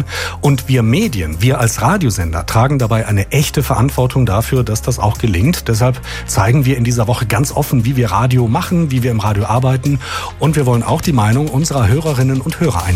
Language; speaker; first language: German; native; German